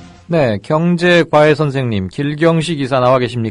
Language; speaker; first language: Korean; native; Korean